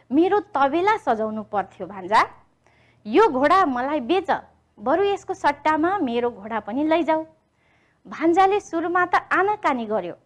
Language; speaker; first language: Nepali; native; Nepali